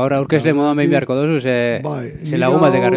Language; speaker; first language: Basque; native; Basque